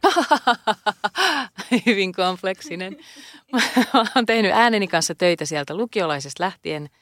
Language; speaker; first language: Finnish; native; Finnish